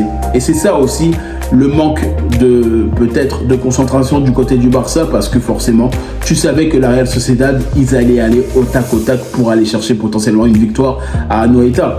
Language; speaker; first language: French; native; French